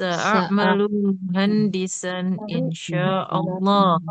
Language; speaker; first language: Arabic; non-native, learner; Indonesian